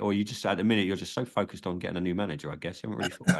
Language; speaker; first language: English; native; English